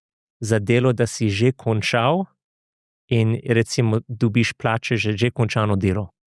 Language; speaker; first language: Slovenian; non-native, fluent; English